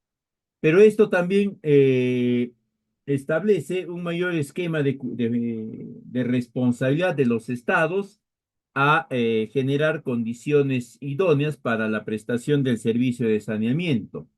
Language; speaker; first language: Spanish; native; Spanish